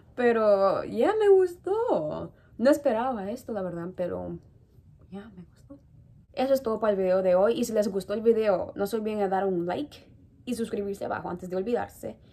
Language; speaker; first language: Spanish; early bilingual, heritage; Spanish